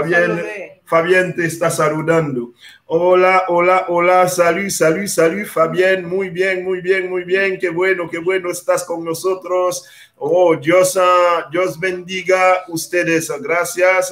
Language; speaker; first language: Spanish; non-native, learner; Haitian Creole